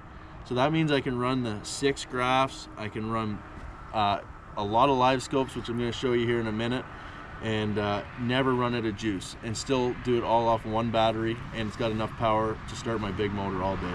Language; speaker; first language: English; native; English